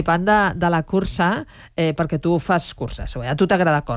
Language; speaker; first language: Catalan; native; Catalan